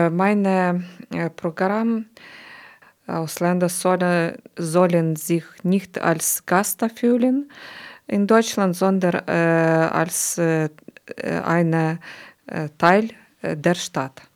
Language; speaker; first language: German; non-native, learner; Ukrainian